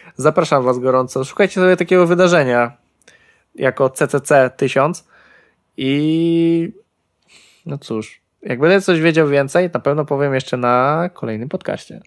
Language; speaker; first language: Polish; native; Polish